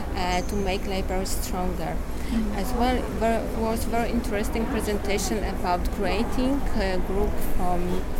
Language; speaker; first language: English; non-native, learner; Polish